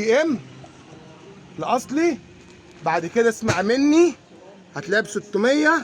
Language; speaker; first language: Arabic; native; Arabic